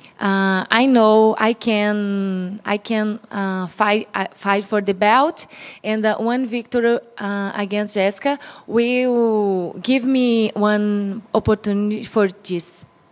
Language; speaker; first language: English; non-native, learner; Portuguese